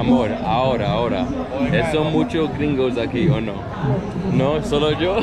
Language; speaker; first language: Spanish; non-native, learner; English